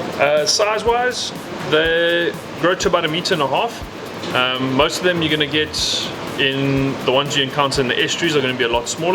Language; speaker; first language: English; native; English